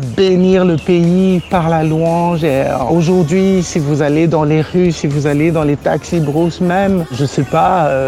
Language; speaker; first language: French; non-native, local second language; Malagasy